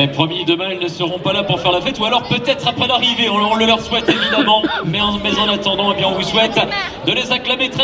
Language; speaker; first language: French; native; French